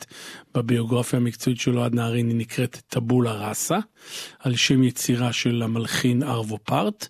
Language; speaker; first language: Hebrew; native; Hebrew